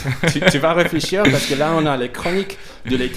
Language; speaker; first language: French; non-native, fluent; English